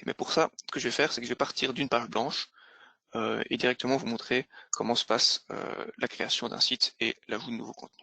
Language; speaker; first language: French; native; French